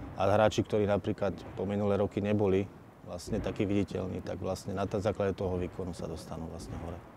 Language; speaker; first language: Slovak; native; Slovak